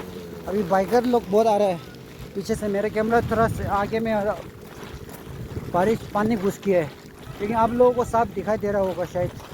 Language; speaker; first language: Hindi; non-native, local second language; Tibetan